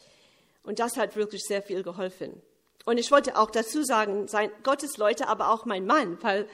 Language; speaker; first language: German; early bilingual, heritage; English